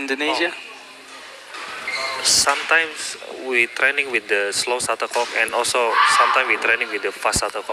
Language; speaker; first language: English; non-native, learner; Indonesian